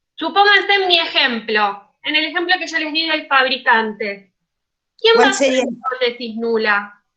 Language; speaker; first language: Spanish; native; Spanish